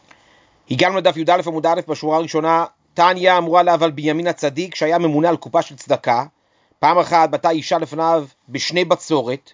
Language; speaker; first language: Hebrew; native; Hebrew